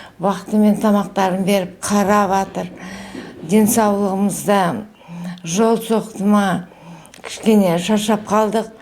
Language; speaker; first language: Kazakh; native; Kazakh